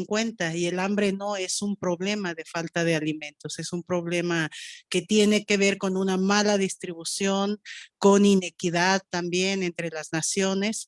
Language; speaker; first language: Spanish; native; Spanish